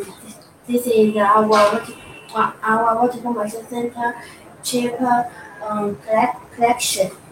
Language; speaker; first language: English; non-native, learner; Chinese